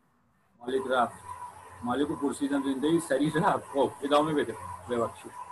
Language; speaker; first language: Persian; non-native, fluent; Urdu